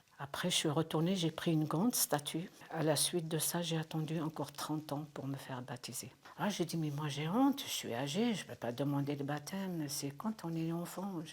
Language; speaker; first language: French; non-native, local second language; Kabyle